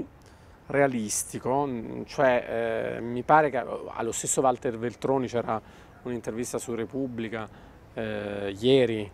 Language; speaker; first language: Italian; native; Italian